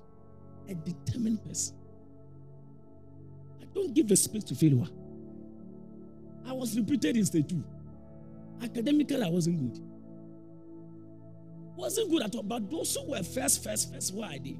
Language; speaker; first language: English; non-native, local second language; Akan